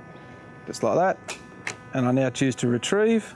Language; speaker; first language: English; native; English